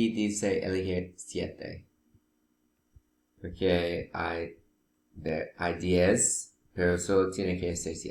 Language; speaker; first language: Spanish; non-native, learner; English